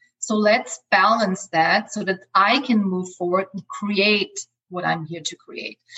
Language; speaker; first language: English; non-native, fluent; German